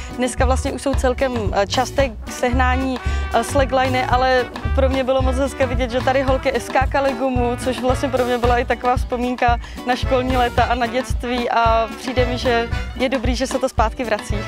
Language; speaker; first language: Czech; native; Czech